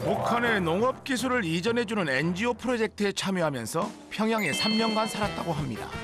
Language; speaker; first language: Korean; native; Korean